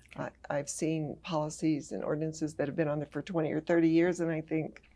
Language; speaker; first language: English; native; English